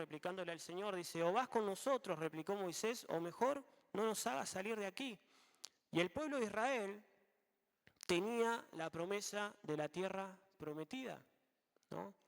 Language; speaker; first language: Spanish; native; Spanish